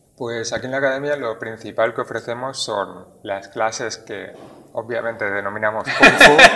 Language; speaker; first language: Spanish; native; Spanish